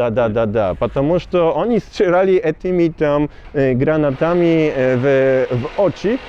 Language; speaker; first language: Russian; non-native, learner; Polish